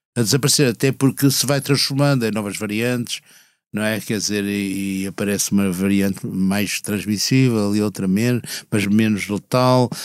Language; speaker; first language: Portuguese; native; Portuguese